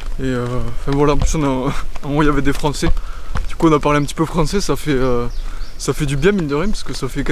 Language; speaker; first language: French; native; French